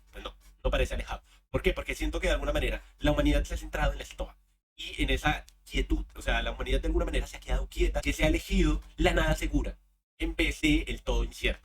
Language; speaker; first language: Spanish; native; Spanish